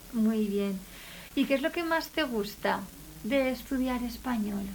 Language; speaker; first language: Spanish; native; Spanish